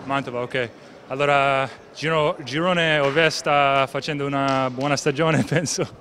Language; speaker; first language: Italian; non-native, fluent; English